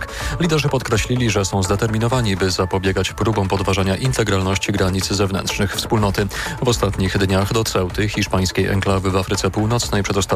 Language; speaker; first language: Polish; native; Polish